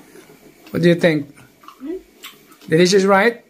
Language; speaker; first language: English; non-native, local second language; Filipino